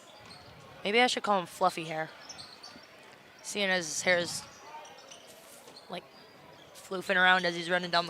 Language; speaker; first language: English; native; English